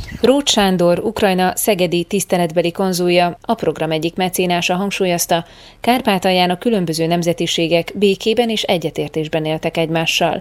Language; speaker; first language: Hungarian; native; Hungarian